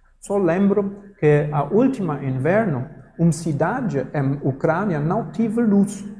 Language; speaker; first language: Portuguese; non-native, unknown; German